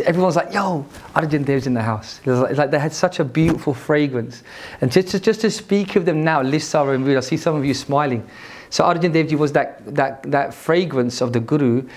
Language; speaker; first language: English; native; English